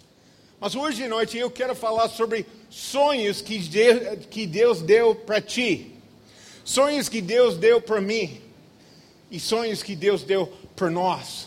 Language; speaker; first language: Portuguese; non-native, fluent; English